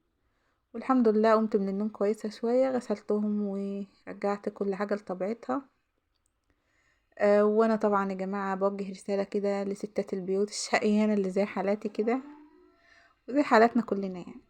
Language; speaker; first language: Arabic; native; Arabic